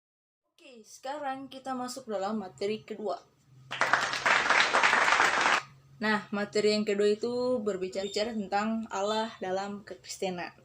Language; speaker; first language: Indonesian; native; Indonesian